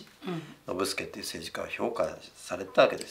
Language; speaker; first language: Japanese; native; Japanese